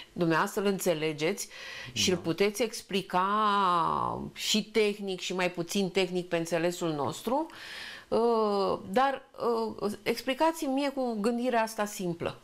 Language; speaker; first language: Romanian; native; Romanian